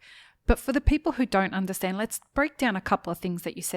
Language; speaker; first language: English; native; English